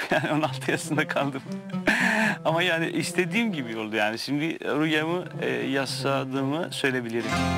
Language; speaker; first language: Turkish; non-native, fluent; Greek